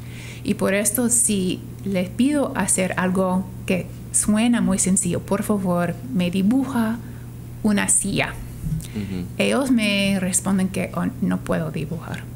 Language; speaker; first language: Spanish; non-native, fluent; English